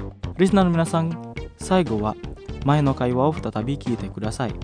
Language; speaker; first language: Japanese; non-native, fluent; Indonesian